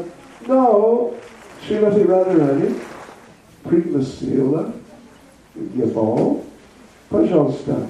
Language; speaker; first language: Russian; non-native, learner; English